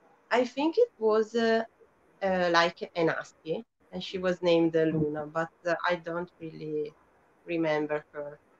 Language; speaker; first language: English; non-native, fluent; Italian